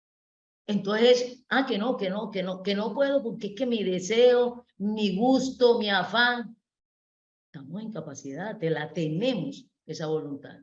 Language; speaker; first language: Spanish; native; Spanish